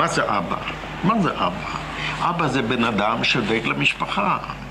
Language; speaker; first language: Hebrew; non-native, fluent; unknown